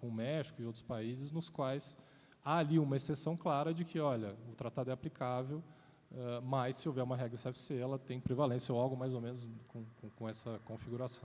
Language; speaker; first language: Portuguese; native; Portuguese